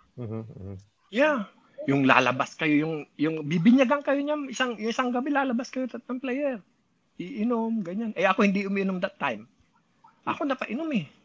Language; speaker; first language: Filipino; non-native, local second language; Pangasinan